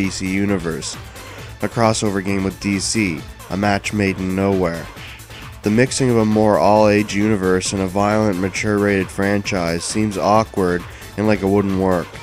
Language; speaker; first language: English; native; English